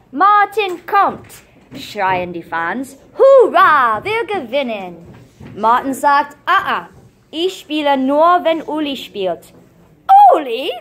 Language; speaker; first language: German; non-native, fluent; English